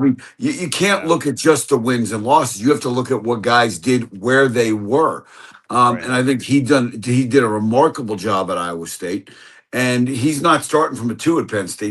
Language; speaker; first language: English; native; English